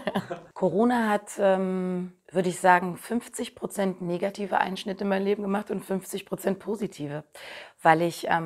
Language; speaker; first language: German; native; German